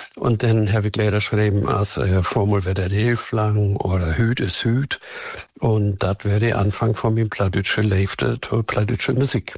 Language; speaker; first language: German; native; German